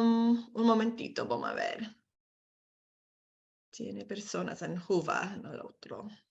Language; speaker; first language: Spanish; non-native, learner; English